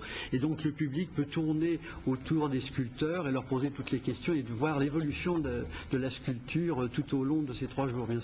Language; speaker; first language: French; native; French